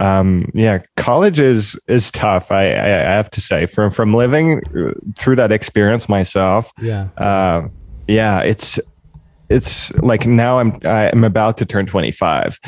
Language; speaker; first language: English; non-native, fluent; French